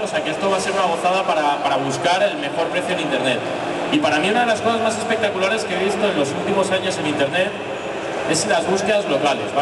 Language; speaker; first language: Spanish; native; Spanish